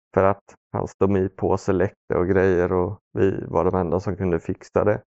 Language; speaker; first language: Swedish; early bilingual, other home language; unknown